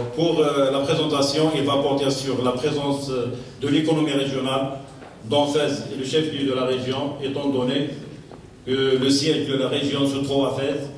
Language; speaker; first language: French; non-native, local second language; Arabic